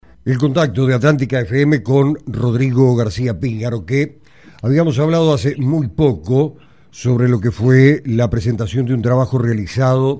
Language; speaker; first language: Spanish; native; Spanish